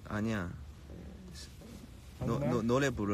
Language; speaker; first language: Korean; non-native, fluent; Chinese